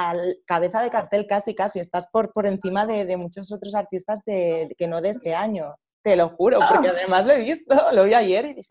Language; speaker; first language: Spanish; native; Spanish